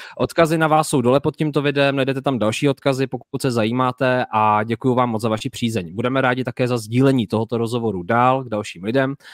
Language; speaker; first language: Czech; native; Czech